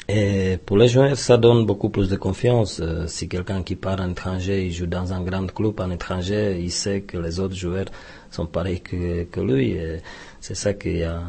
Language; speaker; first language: French; non-native, fluent; Czech